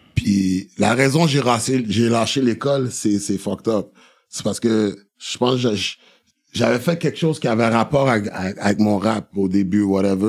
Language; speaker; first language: French; native; French